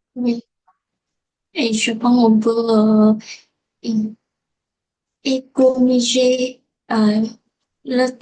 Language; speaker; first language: French; non-native, learner; Vietnamese